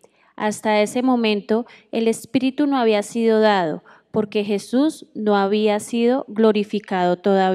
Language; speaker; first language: Spanish; native; Spanish